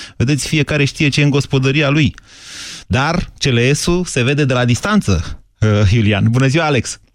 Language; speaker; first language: Romanian; native; Romanian